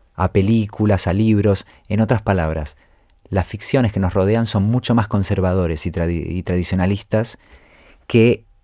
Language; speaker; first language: Spanish; native; Spanish